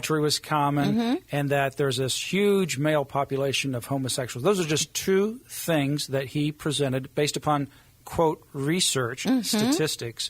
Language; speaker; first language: English; native; English